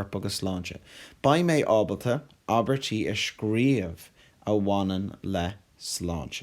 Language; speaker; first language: Irish; non-native, local second language; English